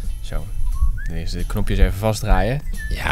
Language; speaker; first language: Dutch; native; Dutch